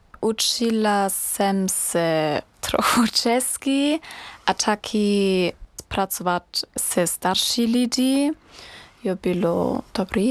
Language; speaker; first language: Czech; non-native, learner; German